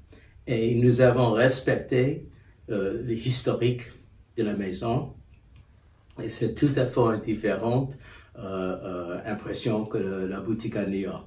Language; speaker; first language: French; non-native, fluent; English